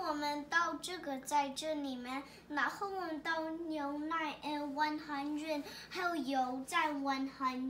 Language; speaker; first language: Chinese; early bilingual, heritage; Chinese